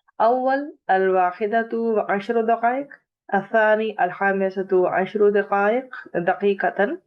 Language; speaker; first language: Arabic; non-native, fluent; Urdu